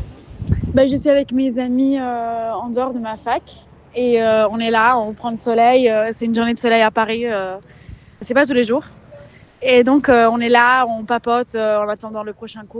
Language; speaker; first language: French; non-native, fluent; Italian